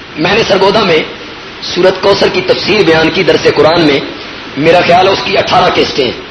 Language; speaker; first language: Urdu; non-native, local second language; Punjabi